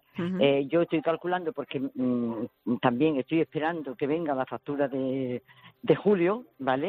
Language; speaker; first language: Spanish; native; Spanish